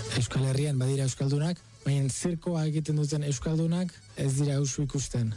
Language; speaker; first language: Basque; non-native, fluent; Spanish